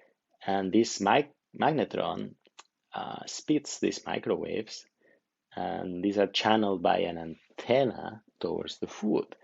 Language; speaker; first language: English; non-native, fluent; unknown